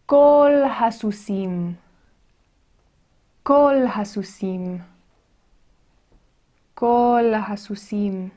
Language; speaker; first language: Hebrew; non-native, fluent; English